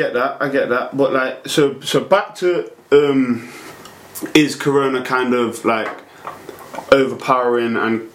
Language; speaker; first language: English; native; English